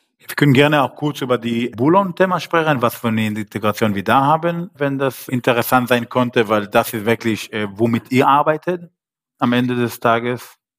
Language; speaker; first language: German; non-native, fluent; Hebrew